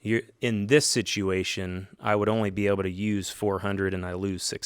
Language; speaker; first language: English; native; English